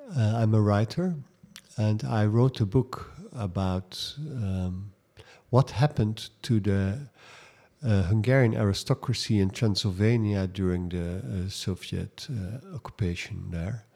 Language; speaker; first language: English; non-native, fluent; Dutch